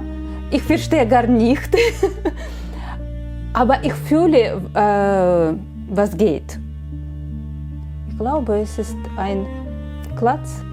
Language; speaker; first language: German; non-native, learner; Ukrainian